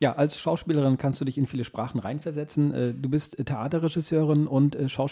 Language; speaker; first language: German; native; German